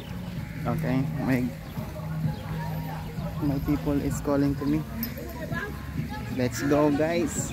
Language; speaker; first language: English; non-native, local second language; Filipino